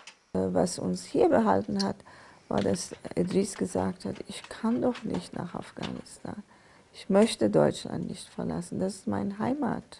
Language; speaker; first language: German; non-native, fluent; Persian